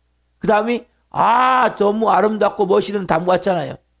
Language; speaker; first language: Korean; native; Korean